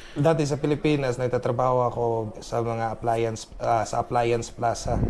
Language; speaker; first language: Filipino; non-native, local second language; Cebuano